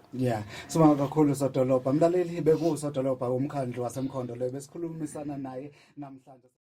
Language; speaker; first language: Zulu; native; Zulu